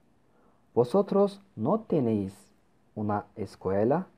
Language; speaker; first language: Spanish; non-native, learner; Turkish